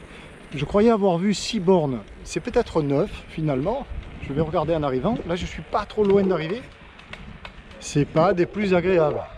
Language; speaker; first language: French; native; French